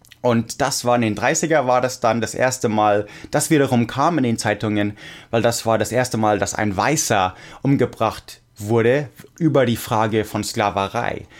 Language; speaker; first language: German; non-native, fluent; English